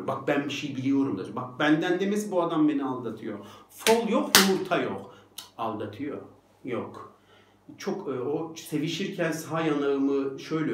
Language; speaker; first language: Turkish; native; Turkish